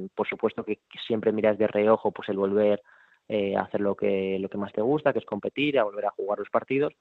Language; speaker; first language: Spanish; native; Spanish